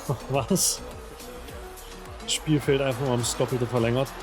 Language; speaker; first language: German; native; German